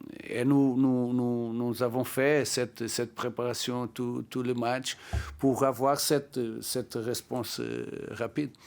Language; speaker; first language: French; non-native, learner; Portuguese